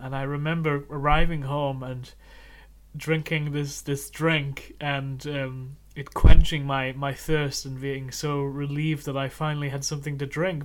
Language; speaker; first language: English; native; English